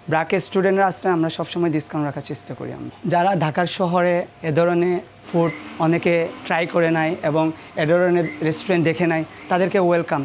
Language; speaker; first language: Bangla; non-native, local second language; Marma